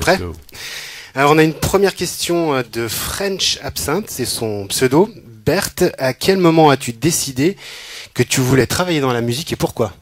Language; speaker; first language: French; native; French